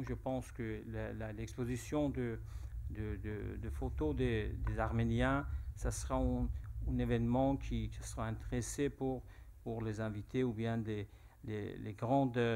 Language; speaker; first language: French; non-native, fluent; Persian